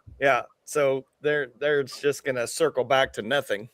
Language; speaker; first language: English; native; English